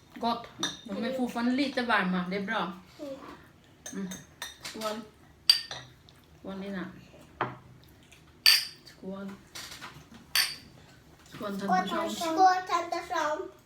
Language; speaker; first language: Swedish; non-native, learner; Thai